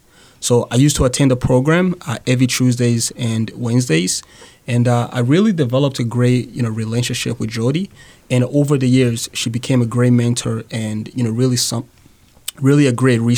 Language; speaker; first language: English; non-native, fluent; Rundi